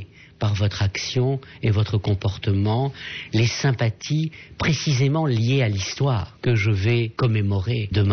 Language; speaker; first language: French; native; French